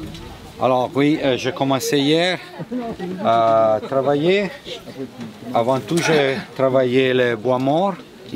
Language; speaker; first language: French; non-native, fluent; Italian